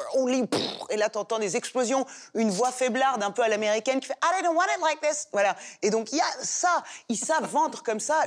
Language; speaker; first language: French; non-native, fluent; Persian